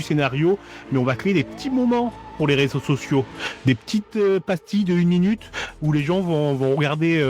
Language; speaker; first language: French; native; French